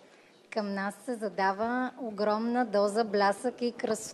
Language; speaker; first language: Bulgarian; native; Bulgarian